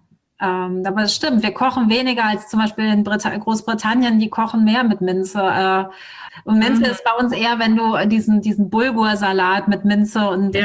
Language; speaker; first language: German; native; German